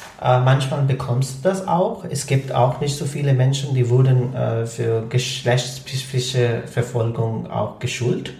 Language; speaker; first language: German; non-native, fluent; Punjabi